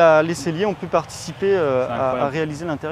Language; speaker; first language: French; native; French